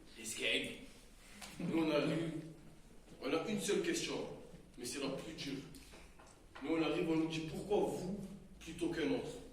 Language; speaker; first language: French; native; French